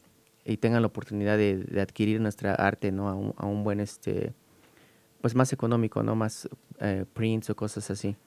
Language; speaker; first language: Spanish; native; Spanish